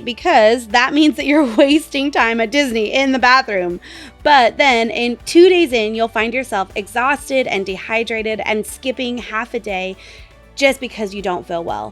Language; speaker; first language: English; native; English